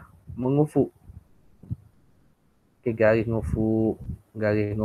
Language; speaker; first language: Malay; native; Malay